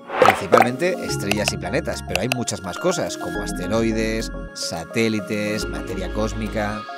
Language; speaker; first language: Spanish; native; Spanish